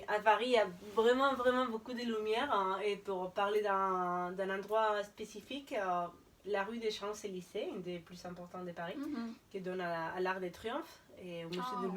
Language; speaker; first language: French; non-native, fluent; Spanish